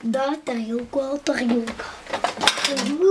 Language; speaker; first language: Russian; early bilingual, heritage; Russian